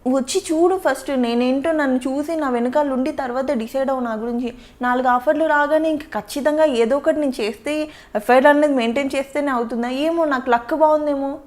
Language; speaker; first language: Telugu; native; Telugu